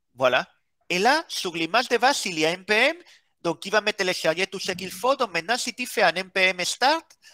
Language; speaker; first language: French; non-native, fluent; Spanish